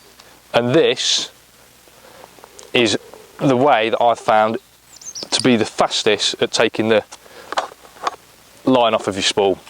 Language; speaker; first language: English; native; English